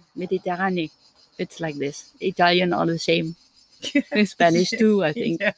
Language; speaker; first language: English; non-native, learner; German